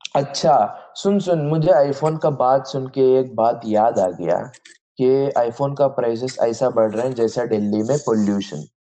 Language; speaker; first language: Hindi; non-native, local second language; Bangla